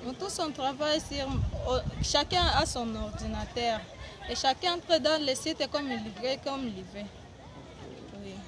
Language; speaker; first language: French; non-native, learner; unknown